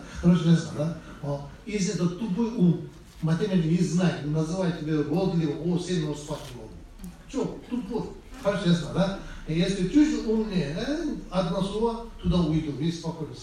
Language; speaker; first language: Russian; non-native, fluent; Tibetan